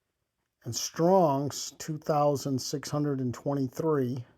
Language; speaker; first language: English; native; English